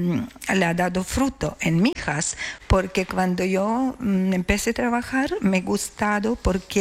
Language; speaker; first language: Spanish; non-native, learner; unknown